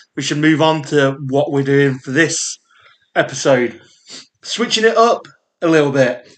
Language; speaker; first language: English; native; English